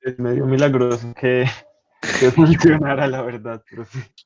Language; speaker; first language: Spanish; native; Spanish